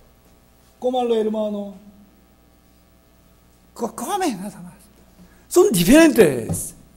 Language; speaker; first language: Spanish; non-native, fluent; Korean